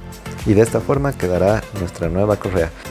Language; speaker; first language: Spanish; native; Spanish